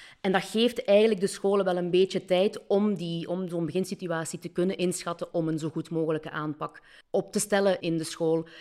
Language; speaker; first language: Dutch; native; Dutch